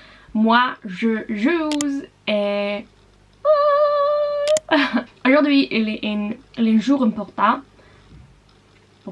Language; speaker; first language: French; non-native, learner; Norwegian